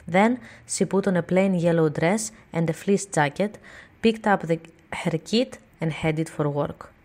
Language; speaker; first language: English; non-native, fluent; Greek